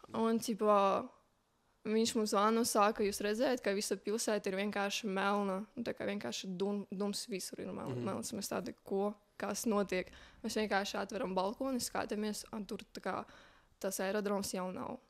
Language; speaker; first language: Latvian; non-native, learner; Ukrainian